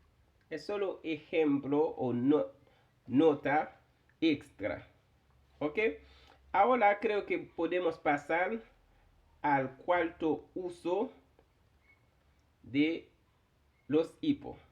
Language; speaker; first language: Spanish; non-native, fluent; Haitian Creole